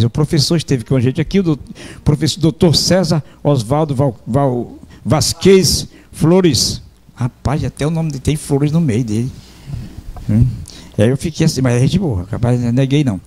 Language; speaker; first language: Portuguese; native; Portuguese